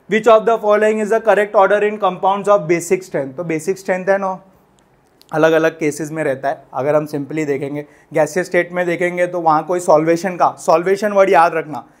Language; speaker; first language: Hindi; non-native, local second language; Gujarati